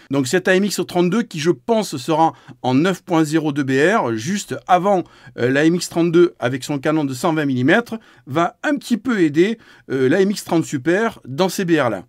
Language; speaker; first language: French; native; French